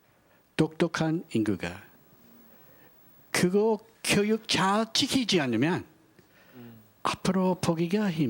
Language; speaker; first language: Korean; non-native, fluent; English